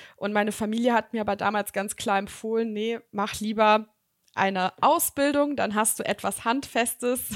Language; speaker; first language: German; early bilingual, other home language; Serbian